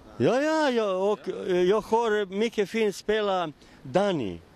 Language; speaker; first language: Swedish; non-native, learner; Serbian